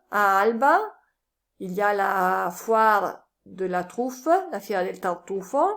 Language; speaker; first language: French; non-native, learner; Italian